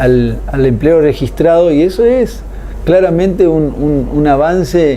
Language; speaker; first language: Spanish; native; Spanish